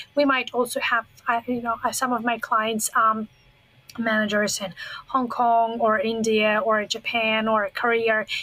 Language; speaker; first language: English; non-native, fluent; Russian